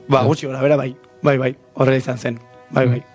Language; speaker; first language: Basque; non-native, local second language; Spanish